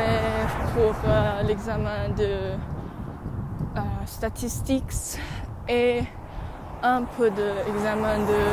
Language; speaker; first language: French; non-native, learner; English